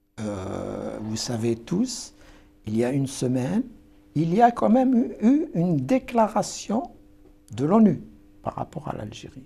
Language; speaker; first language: French; non-native, local second language; Kabyle